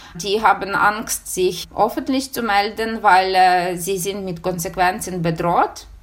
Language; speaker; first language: German; non-native, fluent; Ukrainian